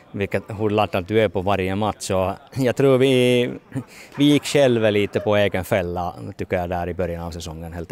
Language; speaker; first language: Swedish; non-native, fluent; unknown